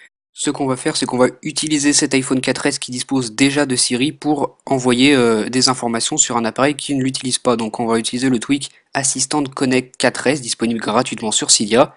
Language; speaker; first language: French; native; French